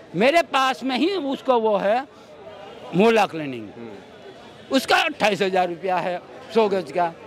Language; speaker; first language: Hindi; non-native, local second language; Gujarati